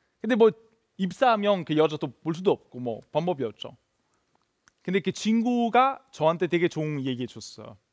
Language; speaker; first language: Korean; non-native, fluent; Italian